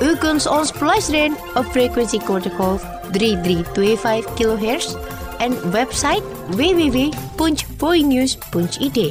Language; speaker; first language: Dutch; non-native, fluent; Indonesian